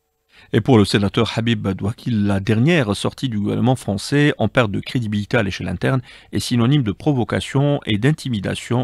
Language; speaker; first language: French; non-native, local second language; Arabic